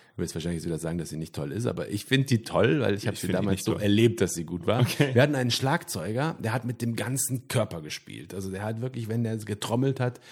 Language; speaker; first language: German; native; German